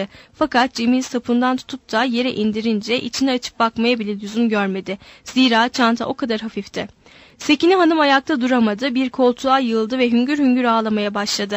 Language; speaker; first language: Turkish; native; Turkish